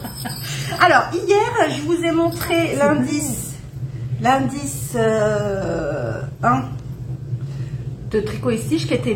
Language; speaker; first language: French; native; French